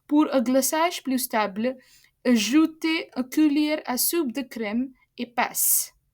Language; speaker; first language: French; non-native, learner; English